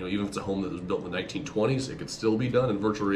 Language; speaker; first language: English; native; English